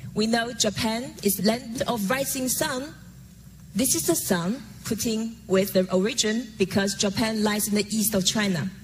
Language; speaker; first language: English; non-native, fluent; Chinese